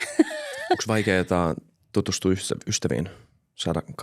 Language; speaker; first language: Finnish; native; Finnish